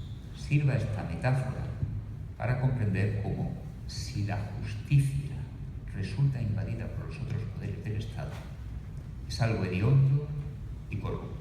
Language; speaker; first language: Spanish; native; Spanish